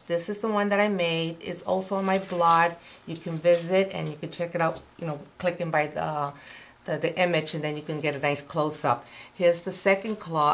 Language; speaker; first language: English; non-native, fluent; Spanish